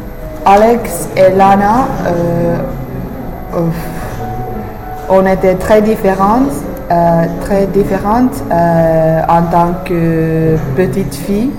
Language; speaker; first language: French; non-native, fluent; English